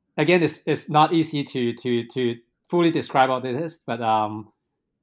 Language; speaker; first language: English; non-native, local second language; Cantonese